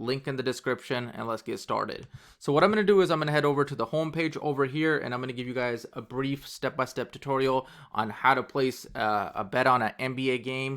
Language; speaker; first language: English; native; English